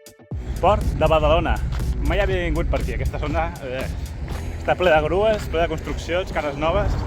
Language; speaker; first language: Catalan; native; Catalan